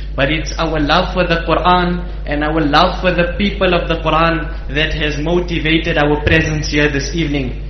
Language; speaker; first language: English; native; English